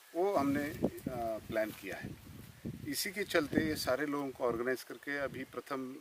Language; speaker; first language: Hindi; non-native, local second language; Marathi